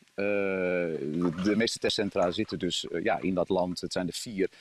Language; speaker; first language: Dutch; native; Dutch